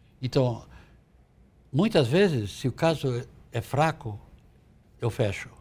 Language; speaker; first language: Portuguese; non-native, fluent; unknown